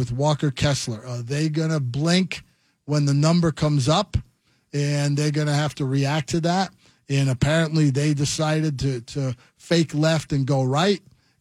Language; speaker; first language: English; native; English